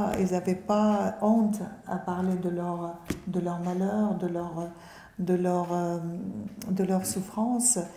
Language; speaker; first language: French; non-native, fluent; Arabic